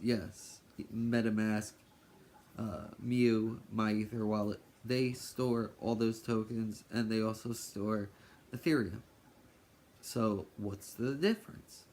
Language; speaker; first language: English; native; English